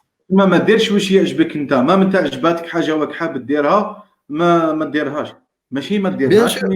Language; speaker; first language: Arabic; native; Arabic